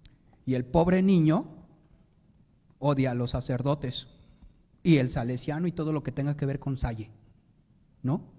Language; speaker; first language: Spanish; native; Spanish